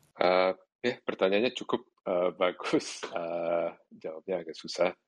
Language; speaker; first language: Indonesian; early bilingual, other home language; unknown